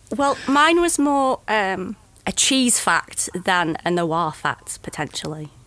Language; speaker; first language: English; native; English